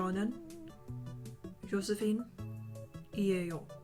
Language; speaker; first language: Korean; non-native, learner; English